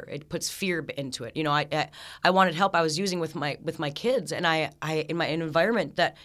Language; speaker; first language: English; native; English